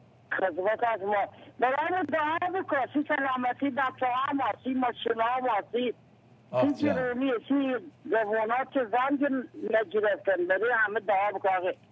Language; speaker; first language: Persian; non-native, local second language; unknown